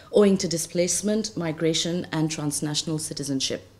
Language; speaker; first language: English; non-native, local second language; Bangla